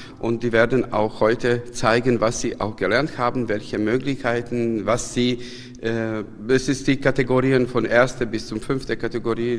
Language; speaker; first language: German; non-native, fluent; Serbian